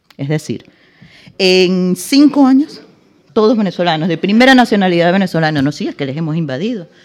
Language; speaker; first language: Spanish; native; Spanish